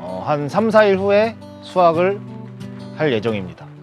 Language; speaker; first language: Korean; native; Korean